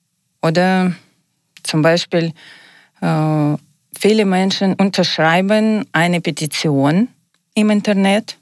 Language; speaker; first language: German; non-native, learner; Ukrainian